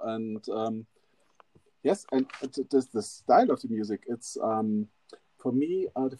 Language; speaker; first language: English; non-native, fluent; German